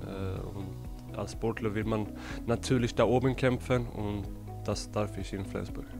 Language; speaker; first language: German; non-native, fluent; Swedish